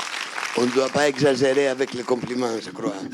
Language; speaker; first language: French; non-native, fluent; Greek